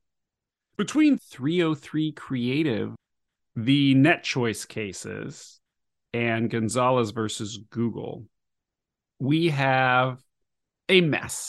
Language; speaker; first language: English; native; English